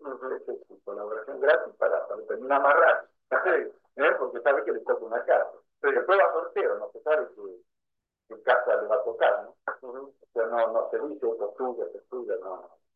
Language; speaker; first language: Spanish; native; Spanish